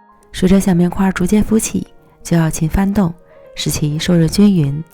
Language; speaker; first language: Chinese; native; Chinese